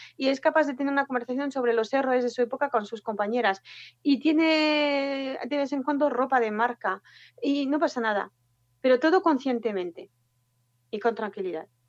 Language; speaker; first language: Spanish; non-native, fluent; French